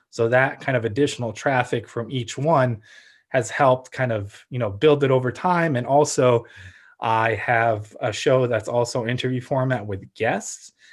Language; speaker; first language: English; early bilingual, other home language; Ukrainian